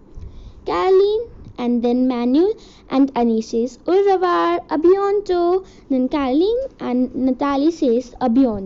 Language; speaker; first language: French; non-native, learner; Hindi